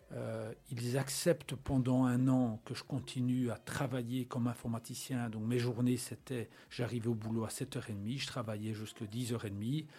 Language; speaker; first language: French; native; French